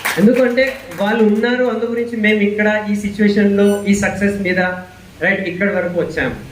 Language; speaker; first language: Telugu; non-native, local second language; Hindi